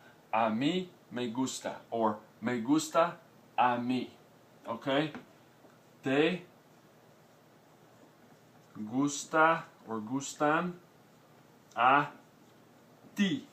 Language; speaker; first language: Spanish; non-native, fluent; English